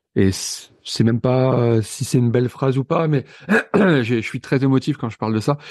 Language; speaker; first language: French; native; French